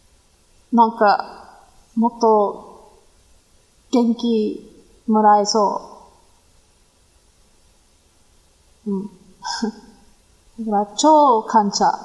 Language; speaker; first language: Japanese; non-native, learner; English